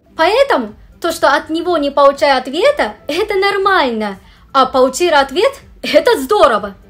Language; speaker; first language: Russian; non-native, fluent; Japanese